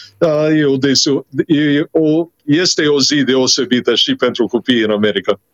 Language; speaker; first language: Romanian; non-native, fluent; English